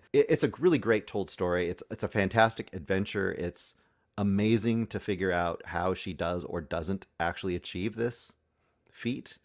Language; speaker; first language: English; native; English